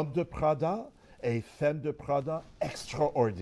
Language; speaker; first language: French; non-native, learner; English